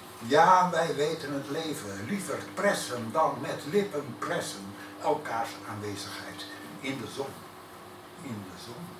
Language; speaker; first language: Dutch; native; Dutch